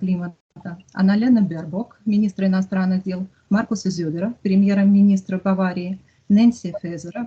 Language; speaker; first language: Russian; native; Russian